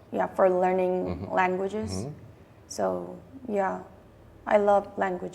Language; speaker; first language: English; non-native, fluent; Korean